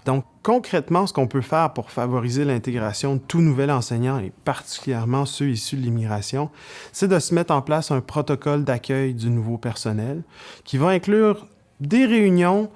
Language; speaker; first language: French; native; French